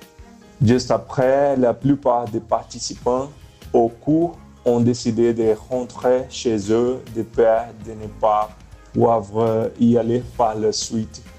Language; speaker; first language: French; non-native, fluent; Portuguese